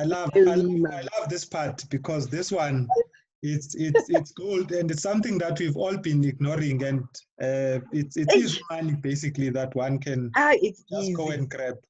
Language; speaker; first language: English; non-native, local second language; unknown